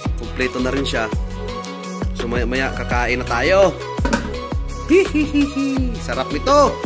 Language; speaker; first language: Filipino; non-native, local second language; Cebuano